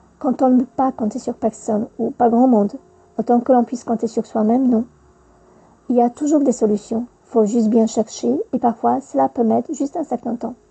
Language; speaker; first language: French; non-native, fluent; Polish